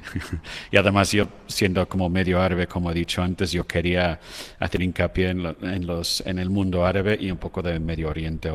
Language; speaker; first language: Spanish; non-native, fluent; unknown